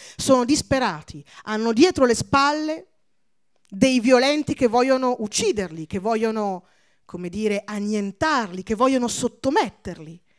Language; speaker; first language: Italian; early bilingual, other home language; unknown